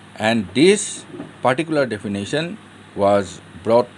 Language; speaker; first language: English; non-native, local second language; Assamese